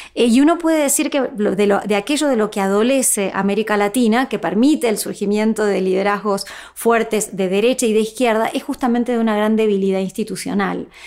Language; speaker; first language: Spanish; native; Spanish